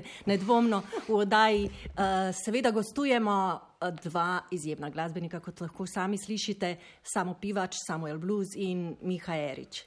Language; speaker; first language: Slovenian; native; Slovenian